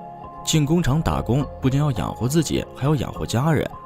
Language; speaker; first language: Chinese; native; Chinese